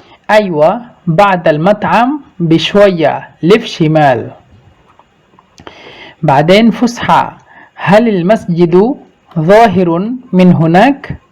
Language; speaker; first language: Arabic; non-native, fluent; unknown